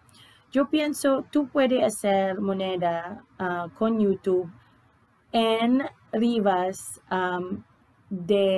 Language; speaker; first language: Spanish; non-native, learner; English